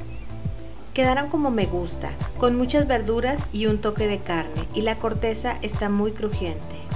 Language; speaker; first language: Spanish; native; Spanish